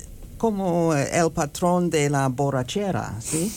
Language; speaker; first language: Spanish; non-native, fluent; English